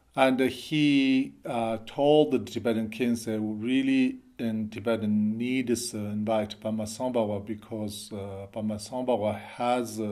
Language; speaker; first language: English; non-native, learner; Chinese